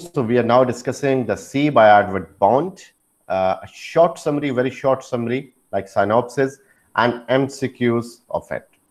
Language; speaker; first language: English; non-native, local second language; Urdu